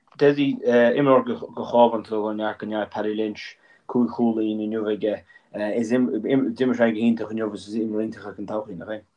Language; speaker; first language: Irish; native; Irish